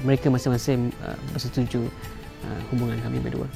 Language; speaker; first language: Malay; native; Malay